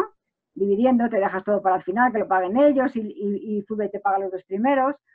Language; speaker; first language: Spanish; native; Spanish